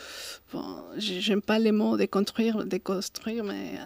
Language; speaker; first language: French; non-native, fluent; Spanish